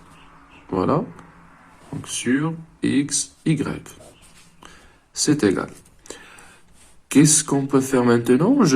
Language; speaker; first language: French; non-native, local second language; Arabic